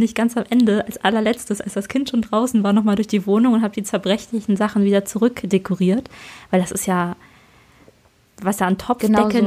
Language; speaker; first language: German; native; German